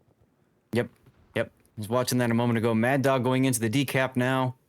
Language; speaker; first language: English; native; English